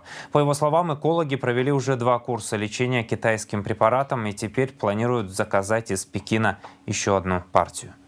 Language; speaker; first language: Russian; native; Russian